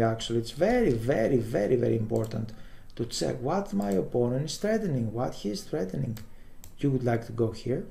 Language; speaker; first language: English; non-native, fluent; Greek